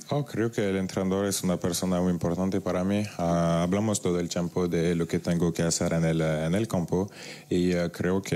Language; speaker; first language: Spanish; non-native, fluent; French